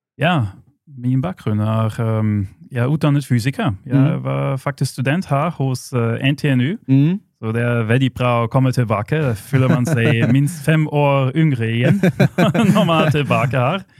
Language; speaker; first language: Norwegian; non-native, fluent; German